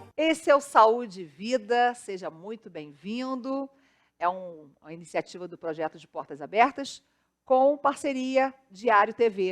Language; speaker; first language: Portuguese; native; Portuguese